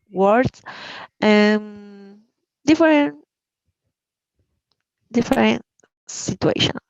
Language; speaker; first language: English; non-native, learner; Spanish